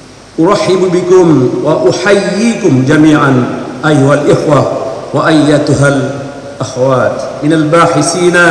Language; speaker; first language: Arabic; non-native, fluent; Indonesian